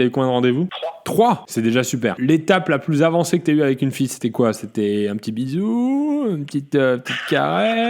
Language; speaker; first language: French; native; French